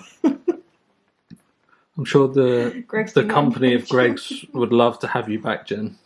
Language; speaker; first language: English; native; English